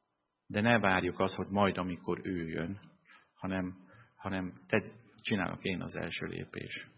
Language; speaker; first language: Hungarian; non-native, fluent; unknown